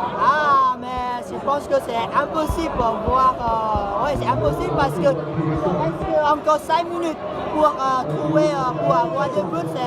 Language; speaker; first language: French; non-native, fluent; Khmer